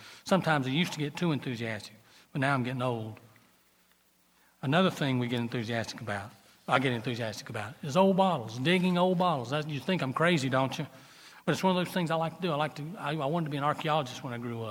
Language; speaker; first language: English; native; English